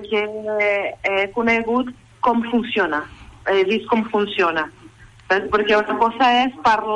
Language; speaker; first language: Catalan; non-native, fluent; Portuguese